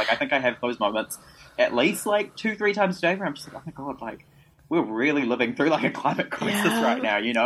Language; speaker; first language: English; native; English